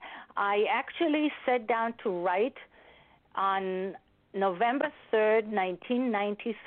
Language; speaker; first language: English; non-native, fluent; Hebrew